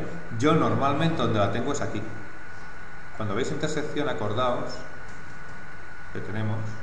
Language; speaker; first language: Spanish; native; Spanish